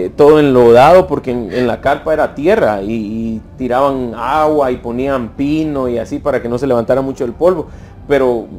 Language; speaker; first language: Spanish; native; Spanish